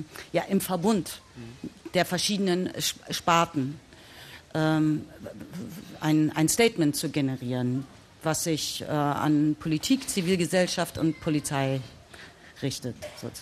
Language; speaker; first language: German; native; German